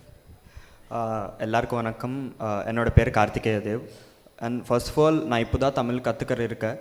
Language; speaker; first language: Tamil; non-native, learner; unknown